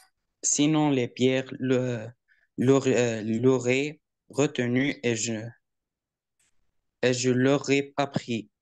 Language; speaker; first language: French; non-native, learner; Arabic